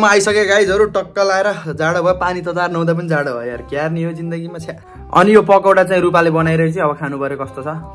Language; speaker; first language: Nepali; native; Nepali